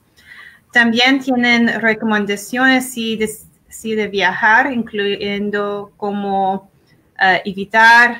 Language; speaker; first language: Spanish; non-native, learner; English